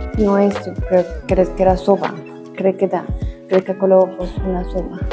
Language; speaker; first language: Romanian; non-native, learner; Spanish